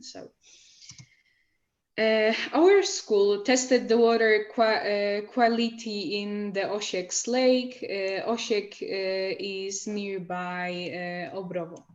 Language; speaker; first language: English; non-native, learner; Polish